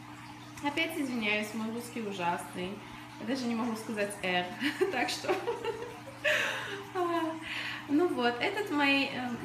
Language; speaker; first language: Russian; early bilingual, other home language; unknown